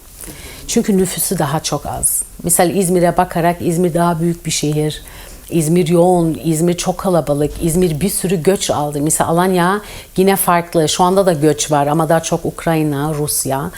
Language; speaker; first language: Turkish; early bilingual, heritage; Turkish